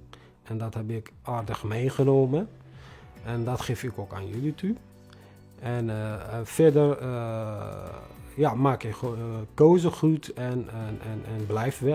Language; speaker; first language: Dutch; non-native, fluent; Tigrinya